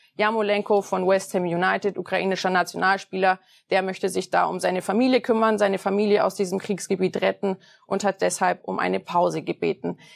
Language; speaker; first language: German; native; German